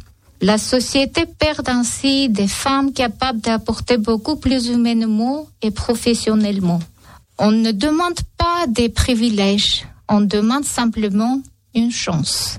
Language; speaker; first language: French; non-native, fluent; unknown